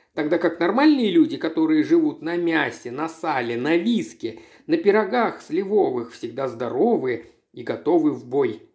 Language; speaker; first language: Russian; native; Russian